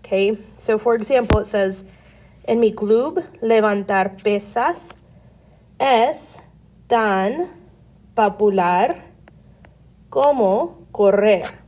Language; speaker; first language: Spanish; non-native, fluent; English